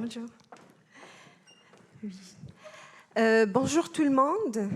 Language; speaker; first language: French; non-native, local second language; Arabic